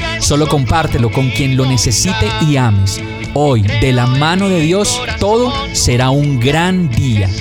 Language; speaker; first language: Spanish; native; Spanish